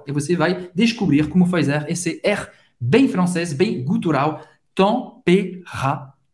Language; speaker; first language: Portuguese; non-native, fluent; French